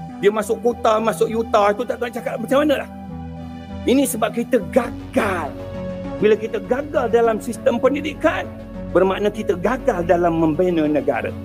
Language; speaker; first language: Malay; native; Malay